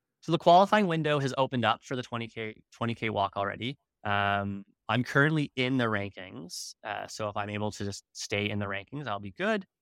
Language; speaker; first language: English; native; English